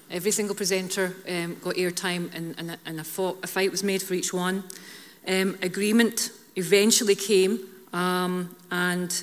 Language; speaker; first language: English; native; English